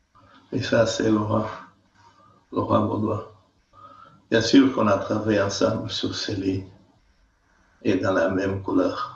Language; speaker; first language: French; non-native, fluent; Portuguese